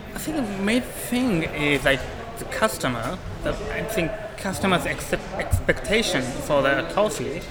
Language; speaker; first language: English; non-native, learner; Japanese